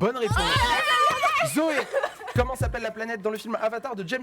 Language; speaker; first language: French; native; French